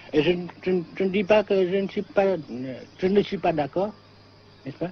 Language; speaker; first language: French; non-native, fluent; Vietnamese